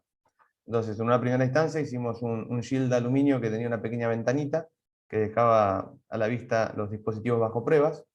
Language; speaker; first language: Spanish; native; Spanish